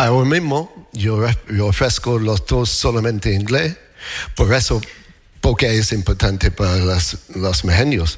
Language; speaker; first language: Spanish; non-native, learner; English